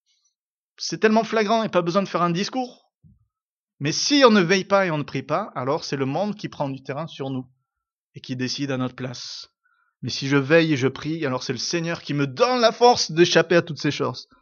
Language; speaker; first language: French; native; French